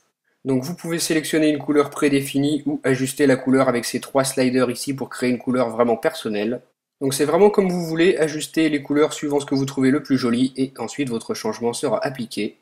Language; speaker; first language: French; native; French